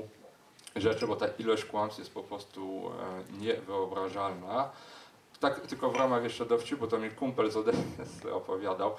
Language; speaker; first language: Polish; native; Polish